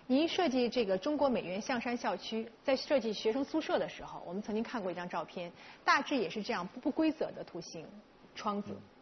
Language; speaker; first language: Chinese; native; Chinese